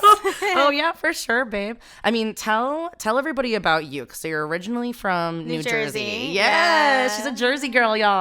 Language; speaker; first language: English; native; English